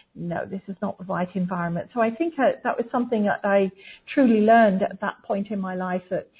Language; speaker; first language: English; native; English